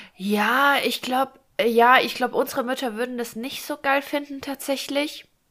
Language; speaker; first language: German; early bilingual, other home language; Russian